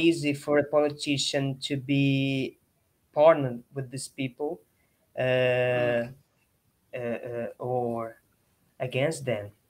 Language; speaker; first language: English; non-native, learner; Portuguese